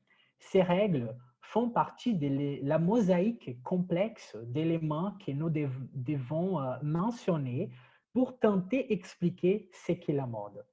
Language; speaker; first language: French; non-native, fluent; Portuguese